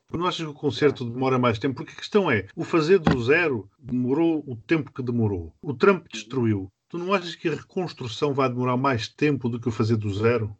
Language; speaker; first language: Portuguese; native; Portuguese